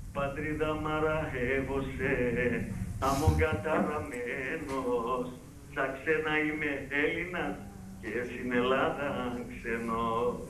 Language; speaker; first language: Greek; native; Greek